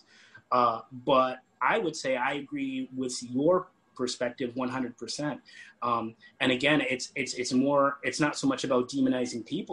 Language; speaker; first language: English; native; English